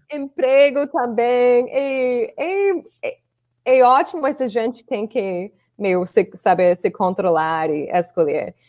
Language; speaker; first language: Portuguese; non-native, fluent; English